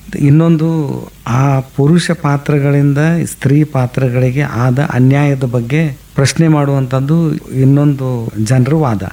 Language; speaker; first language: Kannada; native; Kannada